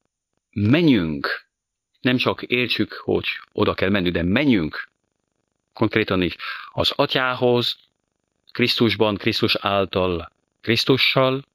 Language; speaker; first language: Hungarian; non-native, fluent; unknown